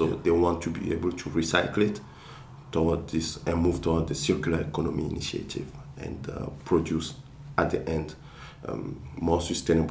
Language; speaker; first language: English; non-native, fluent; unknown